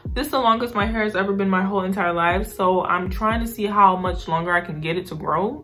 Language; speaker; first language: English; native; English